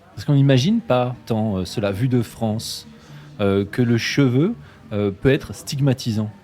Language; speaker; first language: French; native; French